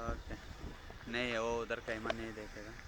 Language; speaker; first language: Hindi; non-native, local second language; Malayalam